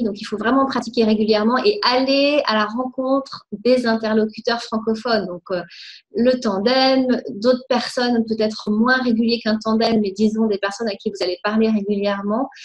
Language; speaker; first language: French; native; French